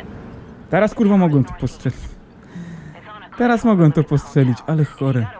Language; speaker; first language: Polish; native; Polish